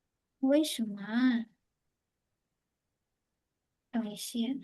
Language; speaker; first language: Chinese; non-native, fluent; Khmer